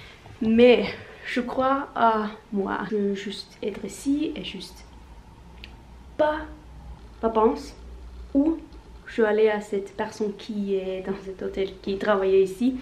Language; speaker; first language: French; non-native, learner; Norwegian